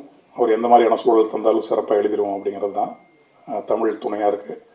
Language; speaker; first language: Tamil; native; Tamil